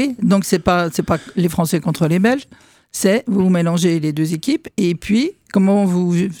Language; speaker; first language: French; native; French